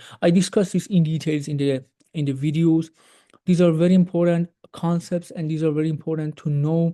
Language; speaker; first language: English; non-native, fluent; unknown